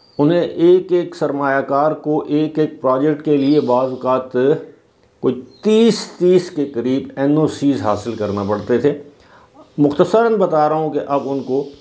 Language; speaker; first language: Urdu; non-native, local second language; Northern Hindko